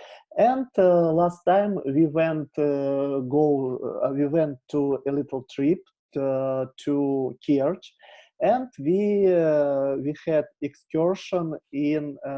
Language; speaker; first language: English; non-native, learner; Russian